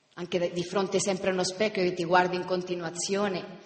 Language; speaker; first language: Italian; non-native, fluent; Spanish